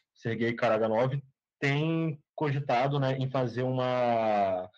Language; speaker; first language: Portuguese; native; Portuguese